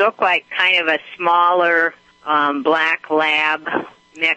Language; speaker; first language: English; non-native, fluent; Romanian